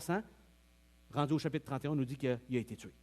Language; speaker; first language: French; native; French